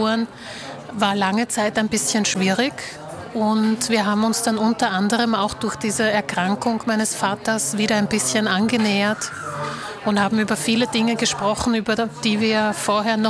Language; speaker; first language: German; early bilingual, other home language; Slovak